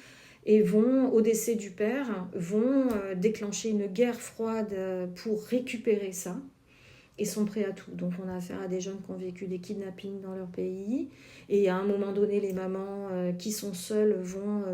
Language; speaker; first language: French; native; French